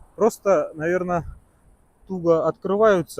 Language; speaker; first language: Russian; non-native, local second language; Kazakh